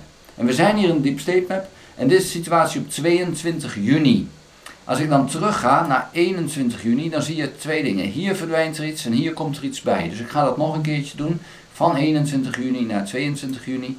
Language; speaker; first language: Dutch; native; Dutch